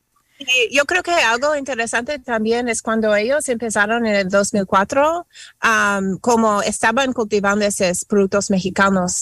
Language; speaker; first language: Spanish; non-native, fluent; English